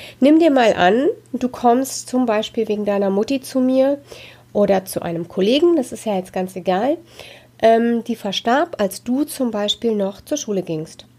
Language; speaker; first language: German; native; German